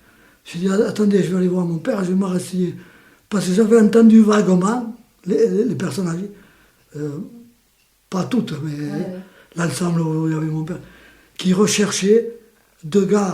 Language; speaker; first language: French; native; French